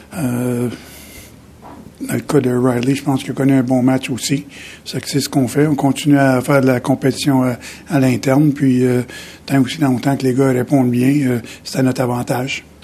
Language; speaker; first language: French; native; French